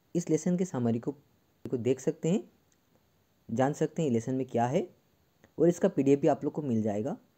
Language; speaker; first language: Hindi; non-native, local second language; Assamese